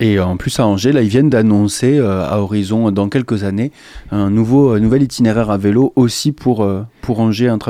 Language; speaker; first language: French; native; French